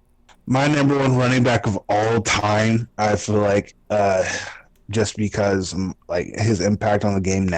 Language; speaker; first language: English; native; English